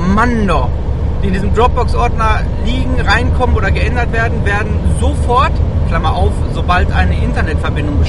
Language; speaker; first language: German; native; German